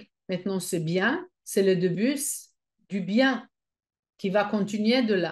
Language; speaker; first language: French; non-native, fluent; Hebrew